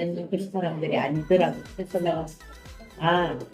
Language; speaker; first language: Korean; native; Korean